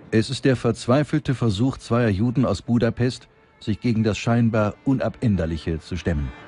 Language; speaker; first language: German; native; German